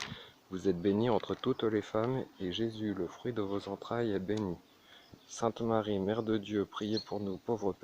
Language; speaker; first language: French; native; French